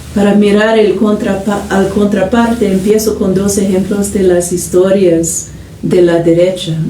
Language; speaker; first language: Spanish; non-native, fluent; English